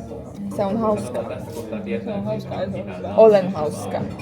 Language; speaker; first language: Finnish; non-native, learner; Turkish